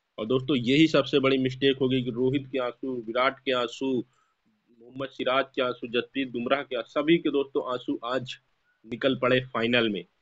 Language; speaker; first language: Hindi; native; Hindi